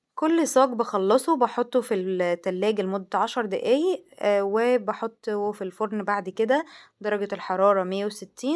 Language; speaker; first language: Arabic; native; Arabic